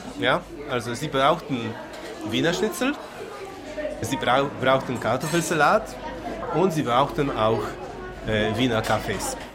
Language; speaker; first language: German; non-native, fluent; Polish